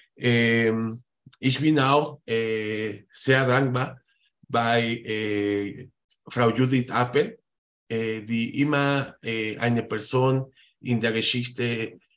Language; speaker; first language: German; non-native, fluent; Spanish